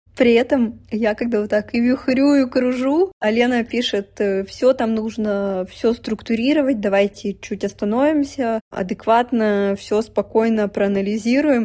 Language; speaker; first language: Russian; native; Russian